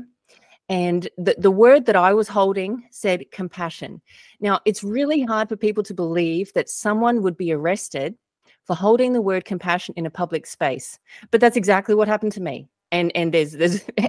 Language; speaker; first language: English; native; English